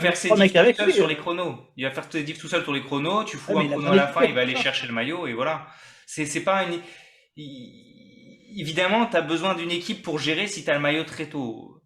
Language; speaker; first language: French; native; French